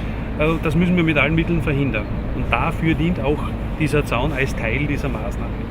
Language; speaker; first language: German; native; German